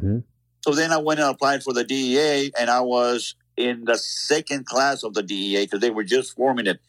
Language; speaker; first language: English; native; English